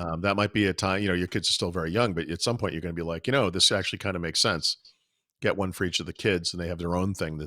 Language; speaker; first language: English; native; English